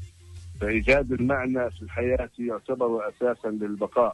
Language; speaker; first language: Arabic; native; Arabic